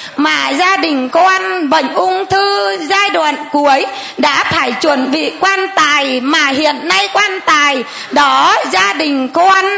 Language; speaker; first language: Vietnamese; non-native, local second language; Muong